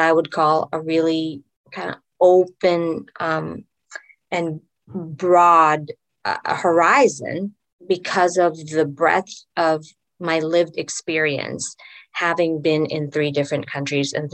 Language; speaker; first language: English; non-native, local second language; Filipino